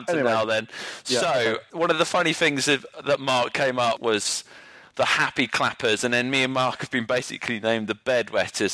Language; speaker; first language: English; native; English